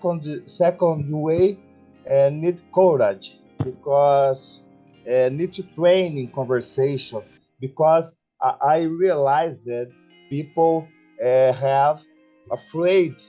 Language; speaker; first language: English; non-native, learner; Portuguese